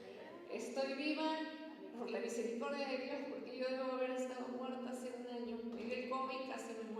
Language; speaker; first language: Spanish; native; Spanish